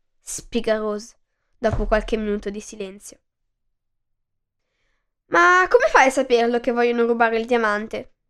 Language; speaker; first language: Italian; native; Italian